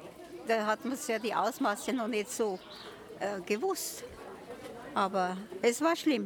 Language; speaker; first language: German; native; German